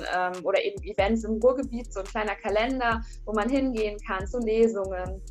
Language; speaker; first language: German; native; German